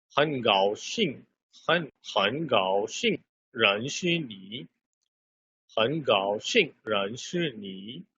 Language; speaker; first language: Chinese; non-native, learner; Urdu